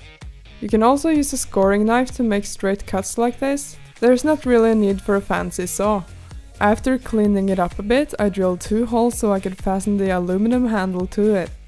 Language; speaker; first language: English; non-native, fluent; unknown